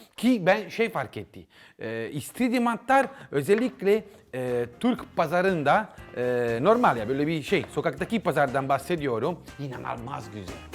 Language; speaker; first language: Turkish; non-native, learner; Italian